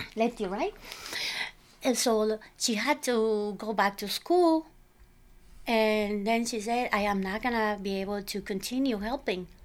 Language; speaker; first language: English; non-native, fluent; Spanish